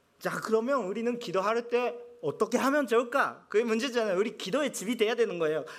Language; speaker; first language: Korean; non-native, fluent; Japanese